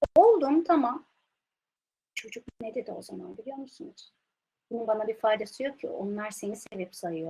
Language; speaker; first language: Turkish; early bilingual, heritage; Turkish